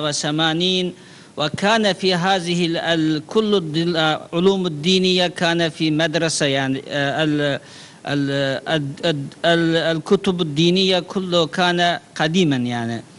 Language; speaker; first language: Arabic; non-native, learner; Uyghur